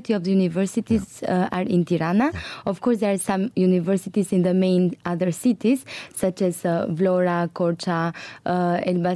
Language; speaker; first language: English; non-native, fluent; Albanian